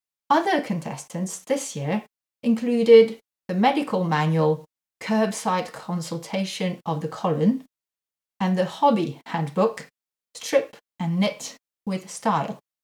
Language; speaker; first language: English; non-native, fluent; French